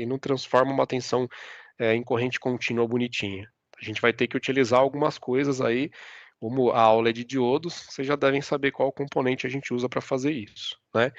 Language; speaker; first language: Portuguese; native; Portuguese